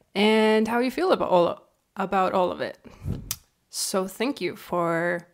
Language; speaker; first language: English; non-native, fluent; Estonian